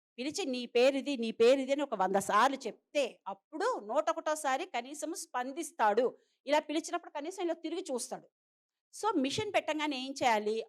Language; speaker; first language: Telugu; native; Telugu